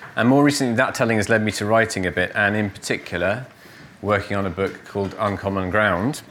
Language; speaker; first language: English; native; English